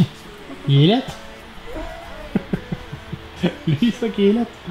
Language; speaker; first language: French; native; French